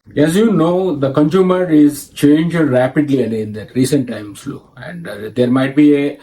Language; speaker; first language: English; non-native, local second language; Telugu